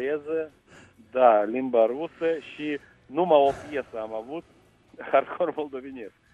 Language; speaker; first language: Romanian; non-native, local second language; Russian